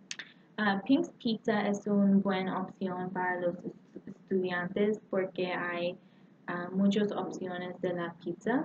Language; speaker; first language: Spanish; non-native, learner; English